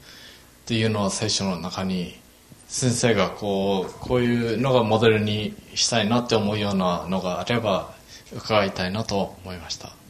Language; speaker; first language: Japanese; native; Japanese